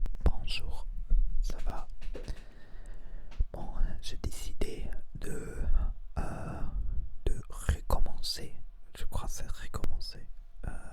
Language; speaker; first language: French; non-native, learner; Spanish